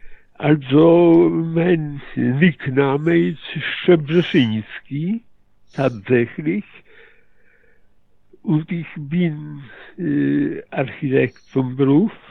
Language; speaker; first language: German; non-native, fluent; Polish